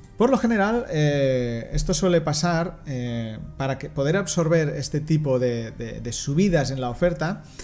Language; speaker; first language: Spanish; non-native, local second language; Catalan